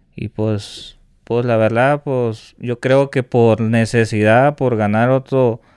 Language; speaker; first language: Spanish; native; Spanish